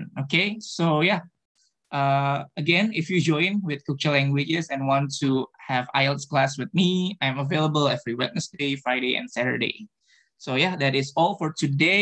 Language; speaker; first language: English; non-native, fluent; Indonesian